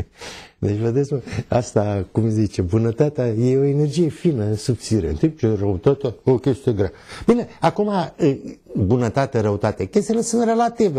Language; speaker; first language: Romanian; native; Romanian